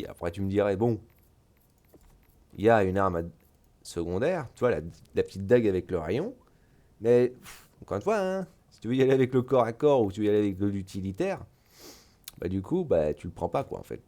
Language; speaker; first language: French; native; French